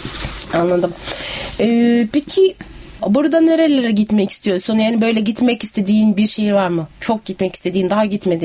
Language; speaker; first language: Turkish; native; Turkish